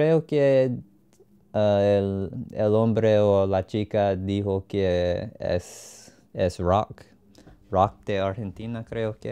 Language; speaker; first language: Spanish; non-native, learner; English